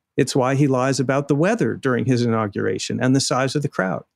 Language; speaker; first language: English; native; English